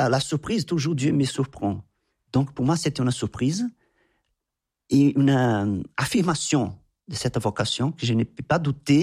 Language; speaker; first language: French; non-native, fluent; Portuguese